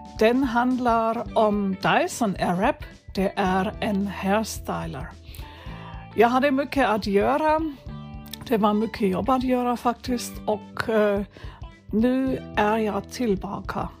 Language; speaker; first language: Swedish; non-native, learner; German